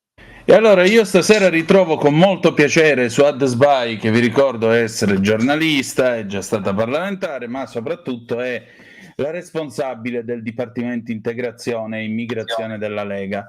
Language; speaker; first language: Italian; native; Italian